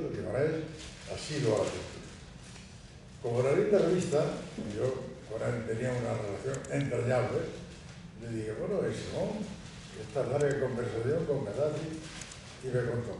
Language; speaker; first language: Spanish; native; Spanish